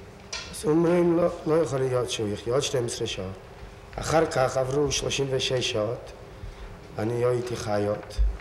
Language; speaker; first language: Hebrew; non-native, fluent; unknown